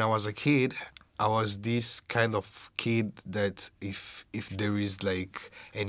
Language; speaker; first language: English; non-native, local second language; Kinyarwanda